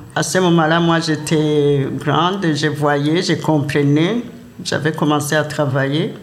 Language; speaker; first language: French; non-native, local second language; Rundi